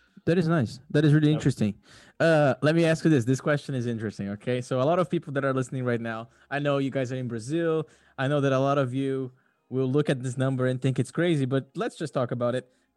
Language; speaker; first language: English; non-native, fluent; Portuguese